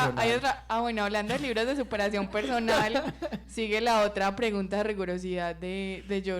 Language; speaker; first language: Spanish; native; Spanish